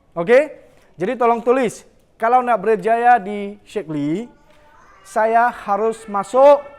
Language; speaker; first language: Malay; non-native, local second language; Chinese